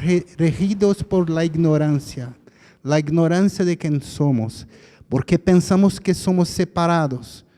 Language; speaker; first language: Spanish; non-native, fluent; Portuguese